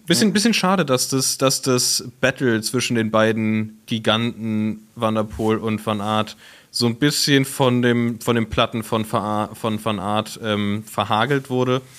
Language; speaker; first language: German; native; German